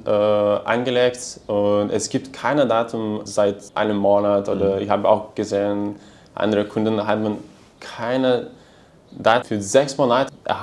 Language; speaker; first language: German; non-native, learner; Lithuanian